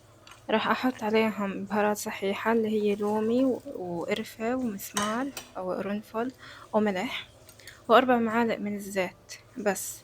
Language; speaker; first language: Arabic; native; Arabic